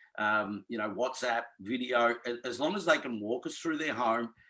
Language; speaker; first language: English; native; English